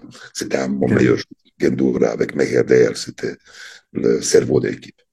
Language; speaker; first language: French; non-native, fluent; Serbian